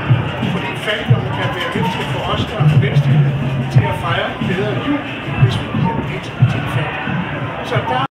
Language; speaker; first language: Danish; native; Danish